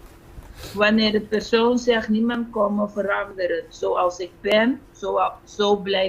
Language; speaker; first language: Dutch; non-native, fluent; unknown